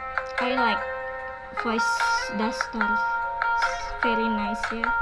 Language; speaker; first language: English; non-native, learner; Indonesian